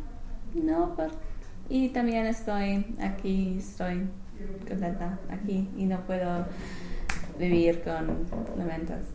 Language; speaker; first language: Spanish; non-native, learner; English